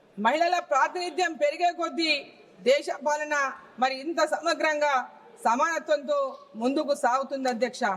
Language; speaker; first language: Telugu; native; Telugu